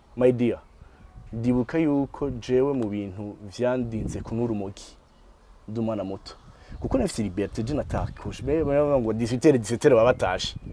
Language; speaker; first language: Rundi; native; Rundi